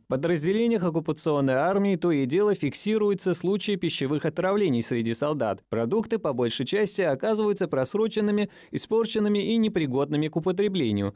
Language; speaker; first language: Russian; non-native, local second language; Azerbaijani